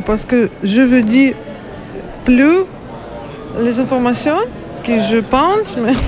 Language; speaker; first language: French; non-native, learner; Ukrainian